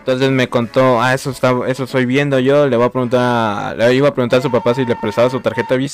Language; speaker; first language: Spanish; native; Spanish